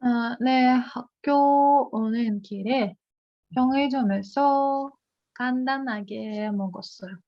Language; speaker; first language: Korean; non-native, learner; Russian